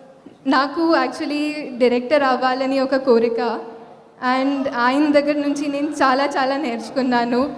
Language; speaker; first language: Telugu; non-native, local second language; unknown